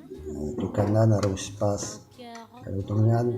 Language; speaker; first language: Indonesian; non-native, learner; French